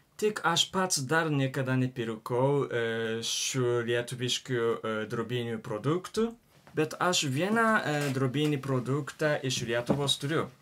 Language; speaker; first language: Lithuanian; non-native, learner; Japanese